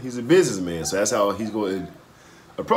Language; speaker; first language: English; native; English